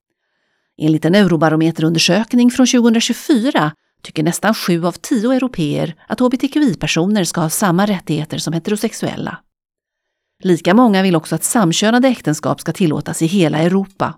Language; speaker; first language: Swedish; native; Swedish